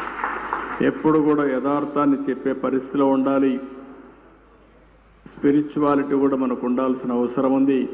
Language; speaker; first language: Telugu; native; Telugu